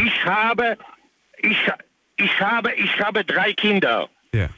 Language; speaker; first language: German; non-native, learner; Polish